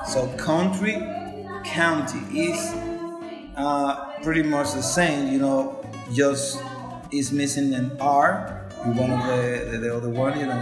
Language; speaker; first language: English; non-native, fluent; Spanish